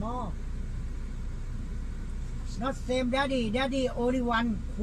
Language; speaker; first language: English; non-native, learner; Thai